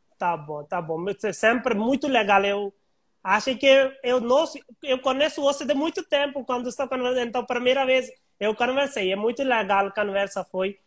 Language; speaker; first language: Portuguese; non-native, learner; Hindi